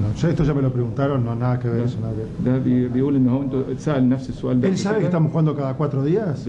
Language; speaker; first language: Spanish; native; Spanish